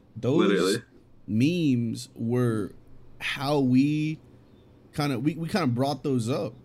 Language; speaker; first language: English; early bilingual, other home language; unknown